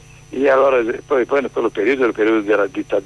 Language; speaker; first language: Italian; non-native, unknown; Portuguese